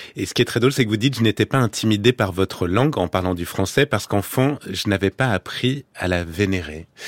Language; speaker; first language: French; native; French